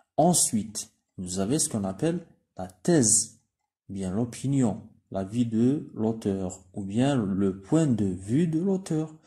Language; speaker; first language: French; non-native, local second language; Arabic